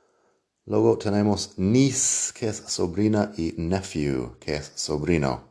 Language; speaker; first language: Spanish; non-native, fluent; English